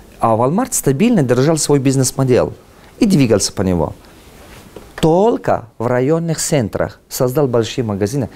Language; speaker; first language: Russian; non-native, local second language; Tajik